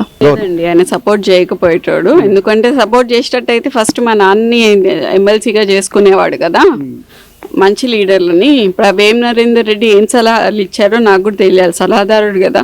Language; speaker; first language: Telugu; native; Telugu